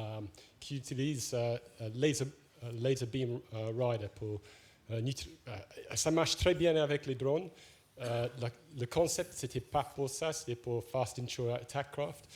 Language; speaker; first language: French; non-native, fluent; English